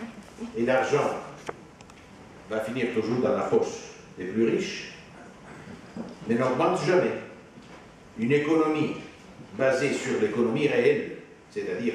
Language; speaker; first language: French; non-native, fluent; Italian